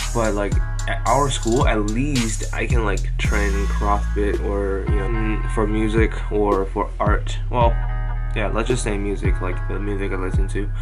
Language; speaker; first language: English; non-native, fluent; Chinese